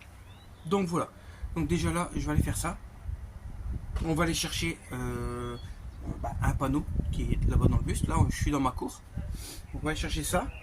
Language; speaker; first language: French; native; French